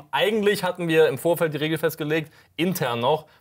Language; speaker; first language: German; native; German